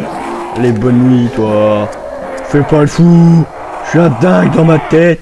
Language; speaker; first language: French; native; French